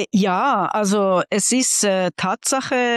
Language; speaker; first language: German; non-native, fluent; Persian